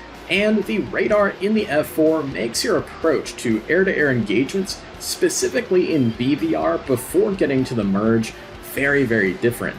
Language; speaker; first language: English; native; English